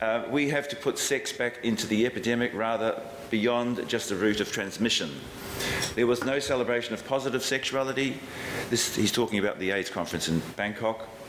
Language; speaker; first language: English; native; English